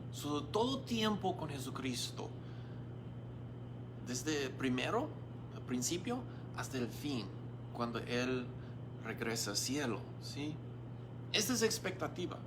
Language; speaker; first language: Spanish; non-native, learner; English